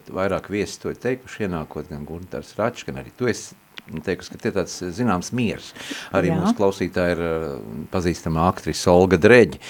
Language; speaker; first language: Latvian; native; Latvian